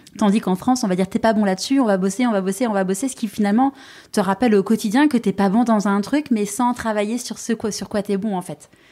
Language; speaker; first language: French; native; French